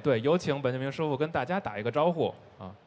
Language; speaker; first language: Chinese; native; Chinese